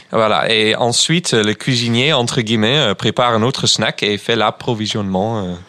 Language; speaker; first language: French; non-native, fluent; Dutch